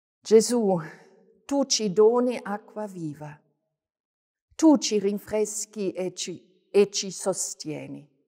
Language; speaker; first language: Italian; non-native, fluent; German